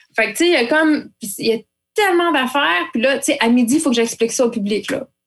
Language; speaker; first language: French; native; French